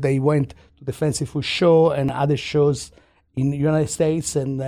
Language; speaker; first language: English; non-native, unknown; Italian